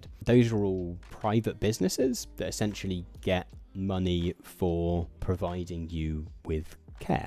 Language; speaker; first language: English; native; English